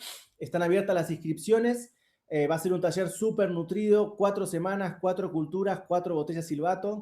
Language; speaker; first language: Spanish; native; Spanish